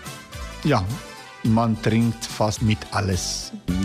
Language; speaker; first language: German; non-native, fluent; Croatian